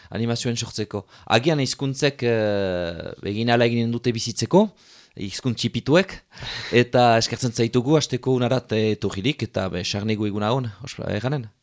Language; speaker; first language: Basque; native; Basque